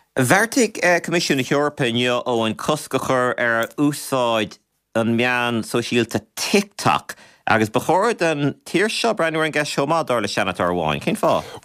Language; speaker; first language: Irish; native; Irish